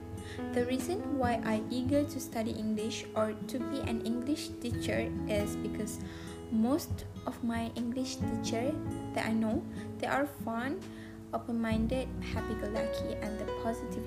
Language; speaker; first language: English; non-native, local second language; Pattani Malay